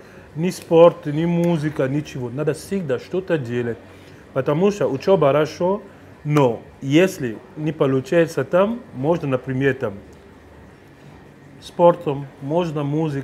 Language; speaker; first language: Russian; non-native, fluent; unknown